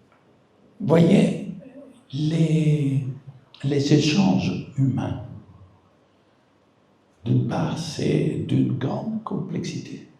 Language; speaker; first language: French; non-native, fluent; Spanish